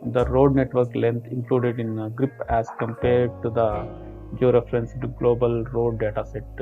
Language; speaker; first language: English; non-native, local second language; Kannada